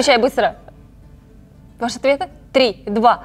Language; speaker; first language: Russian; native; Russian